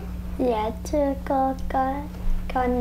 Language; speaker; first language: Vietnamese; early bilingual, heritage; Vietnamese